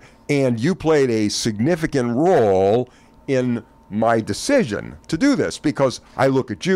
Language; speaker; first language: English; native; English